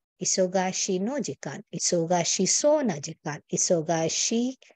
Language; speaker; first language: Japanese; non-native, fluent; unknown